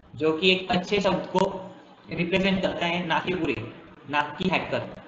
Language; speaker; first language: Hindi; non-native, local second language; Marathi